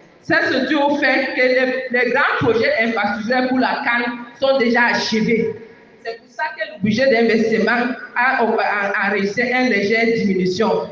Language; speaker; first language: French; non-native, local second language; English